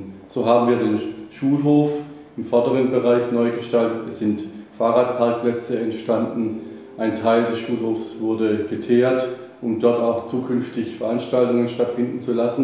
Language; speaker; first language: German; native; German